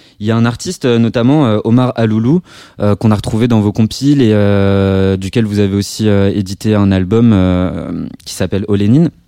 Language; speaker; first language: French; native; French